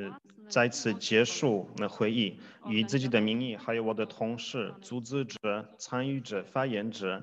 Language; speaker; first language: Chinese; non-native, fluent; Polish